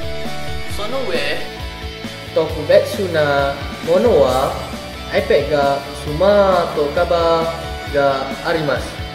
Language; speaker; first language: Japanese; non-native, learner; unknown